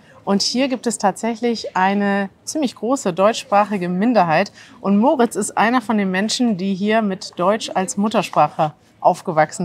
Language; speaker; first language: German; native; German